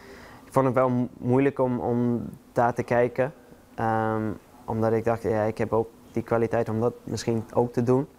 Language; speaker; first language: Dutch; non-native, fluent; English